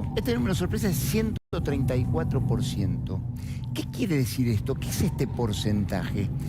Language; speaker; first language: Spanish; native; Spanish